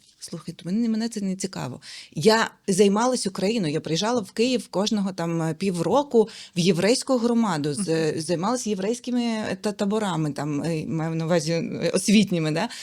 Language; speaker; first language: Ukrainian; non-native, local second language; Russian